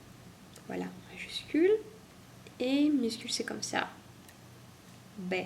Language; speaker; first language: French; non-native, fluent; Russian